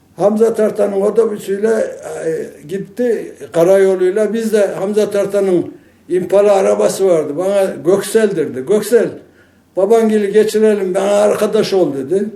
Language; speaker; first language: Turkish; native; Turkish